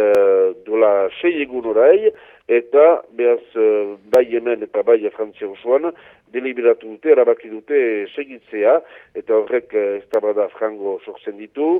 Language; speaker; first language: Basque; native; Basque